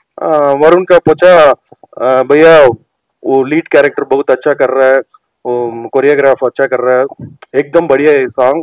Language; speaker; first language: Hindi; non-native, local second language; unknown